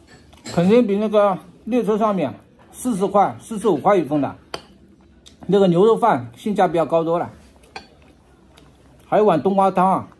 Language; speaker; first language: Chinese; non-native, local second language; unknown